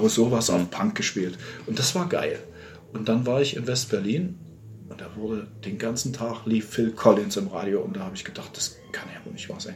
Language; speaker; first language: German; native; German